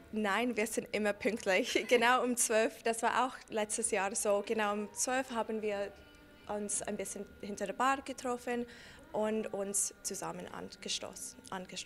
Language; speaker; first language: German; non-native, fluent; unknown